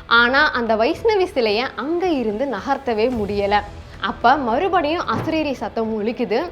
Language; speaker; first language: Tamil; native; Tamil